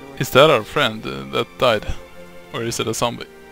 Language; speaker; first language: English; non-native, fluent; Swedish